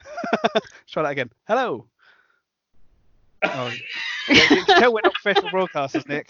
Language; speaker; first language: English; native; English